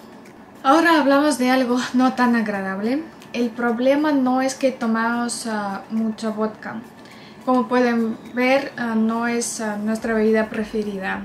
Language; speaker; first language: Spanish; non-native, fluent; Russian